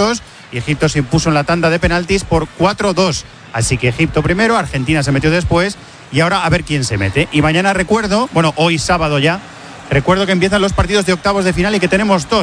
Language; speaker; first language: Spanish; native; Spanish